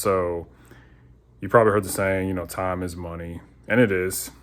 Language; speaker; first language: English; native; English